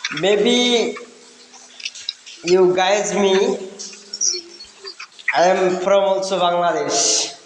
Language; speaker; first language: English; non-native, learner; Bangla